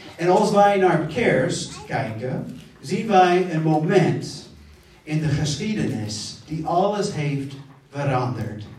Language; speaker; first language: Dutch; non-native, fluent; English